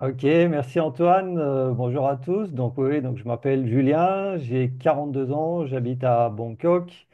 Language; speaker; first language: French; native; French